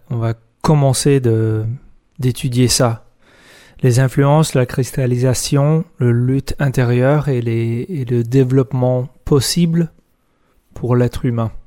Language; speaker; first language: French; non-native, fluent; English